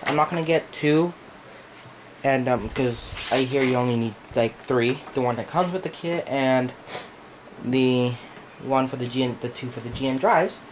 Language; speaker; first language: English; native; English